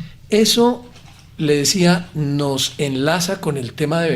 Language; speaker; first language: Spanish; native; Spanish